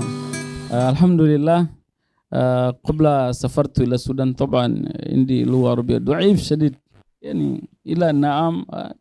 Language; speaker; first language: Arabic; non-native, learner; Tetum